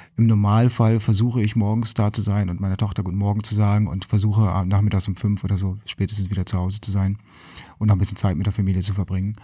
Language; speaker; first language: German; native; German